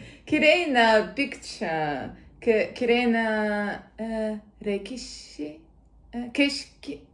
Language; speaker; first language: Japanese; non-native, learner; Russian